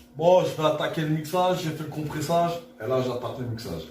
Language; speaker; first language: French; native; French